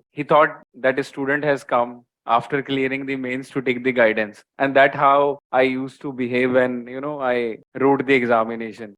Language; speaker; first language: English; non-native, local second language; Hindi